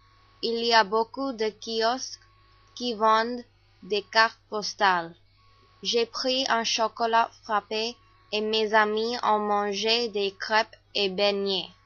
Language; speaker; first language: French; non-native, learner; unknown